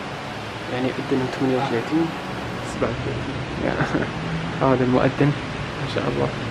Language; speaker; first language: Arabic; native; Arabic